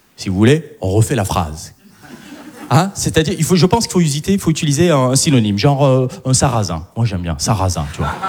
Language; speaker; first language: French; early bilingual, other home language; Arabic